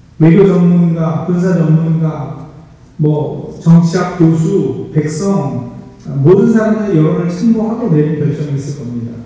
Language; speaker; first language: Korean; native; Korean